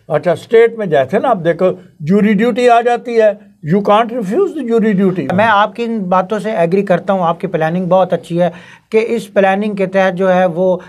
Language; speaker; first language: Urdu; non-native, local second language; Punjabi